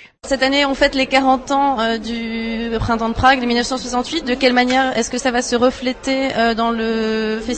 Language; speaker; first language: French; native; French